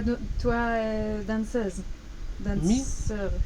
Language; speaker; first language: French; non-native, learner; Hebrew